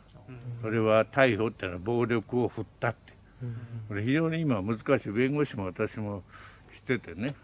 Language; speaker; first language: Japanese; native; Japanese